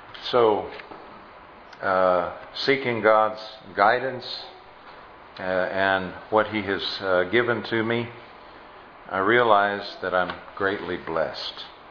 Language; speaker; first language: English; native; English